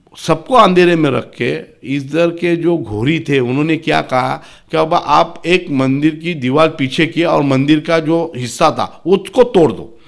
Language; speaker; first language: Hindi; non-native, local second language; Marathi